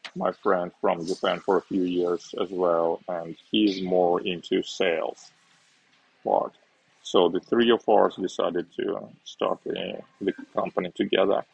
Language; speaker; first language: English; non-native, fluent; Uzbek